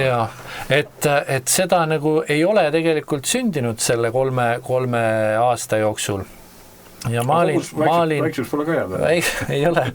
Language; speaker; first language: Estonian; native; Estonian